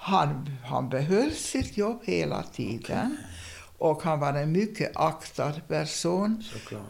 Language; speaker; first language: Swedish; non-native, fluent; Hungarian